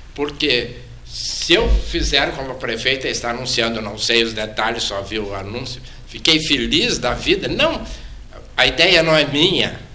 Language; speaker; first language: Portuguese; native; Portuguese